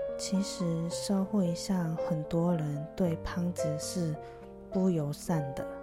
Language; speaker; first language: Chinese; non-native, fluent; Korean